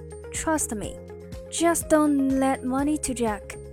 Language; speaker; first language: English; non-native, fluent; Chinese